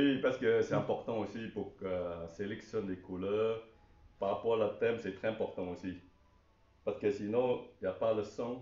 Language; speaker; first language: French; non-native, learner; Chinese